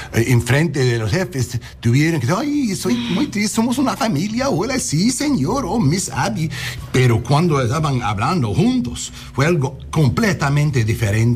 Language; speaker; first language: Spanish; early bilingual, heritage; English